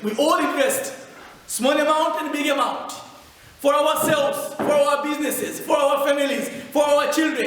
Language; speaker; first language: English; non-native, fluent; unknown